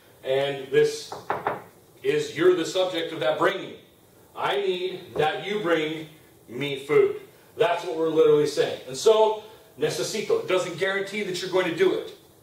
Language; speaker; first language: English; native; English